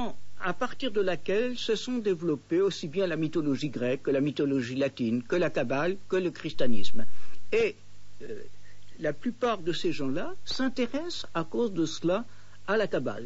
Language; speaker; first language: French; native; French